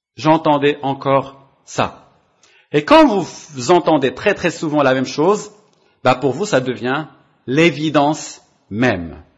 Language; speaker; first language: French; non-native, local second language; Arabic